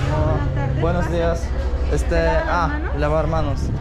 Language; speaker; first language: Spanish; non-native, learner; Polish